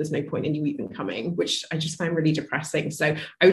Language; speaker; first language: English; native; English